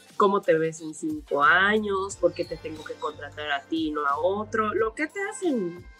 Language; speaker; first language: Spanish; native; Spanish